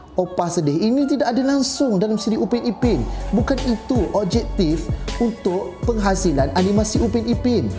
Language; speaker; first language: Malay; native; Malay